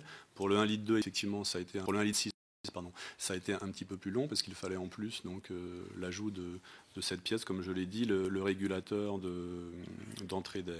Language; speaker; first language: French; native; French